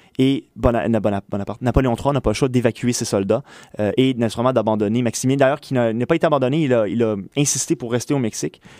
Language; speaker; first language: French; native; French